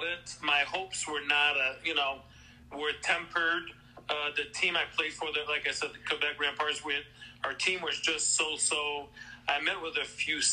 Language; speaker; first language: English; non-native, fluent; French